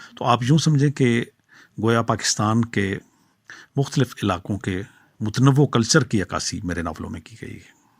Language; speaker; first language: Urdu; non-native, local second language; Pahari-Potwari